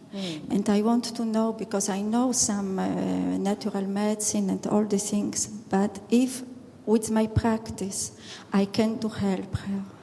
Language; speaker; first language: English; non-native, learner; French